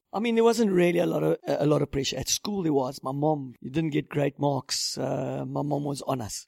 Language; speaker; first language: English; native; English